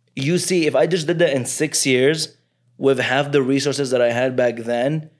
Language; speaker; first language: English; early bilingual, other home language; Arabic